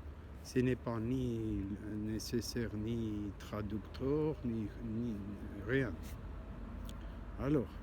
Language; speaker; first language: French; non-native, learner; Armenian